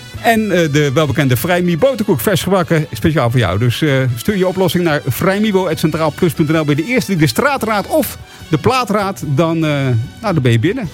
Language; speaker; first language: Dutch; native; Dutch